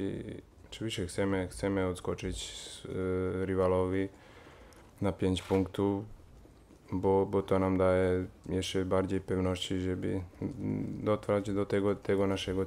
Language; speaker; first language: Polish; non-native, fluent; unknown